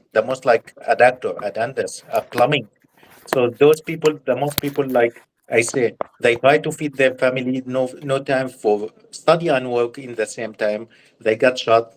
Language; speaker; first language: English; non-native, learner; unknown